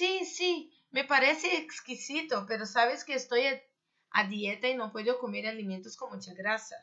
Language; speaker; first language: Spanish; non-native, fluent; Portuguese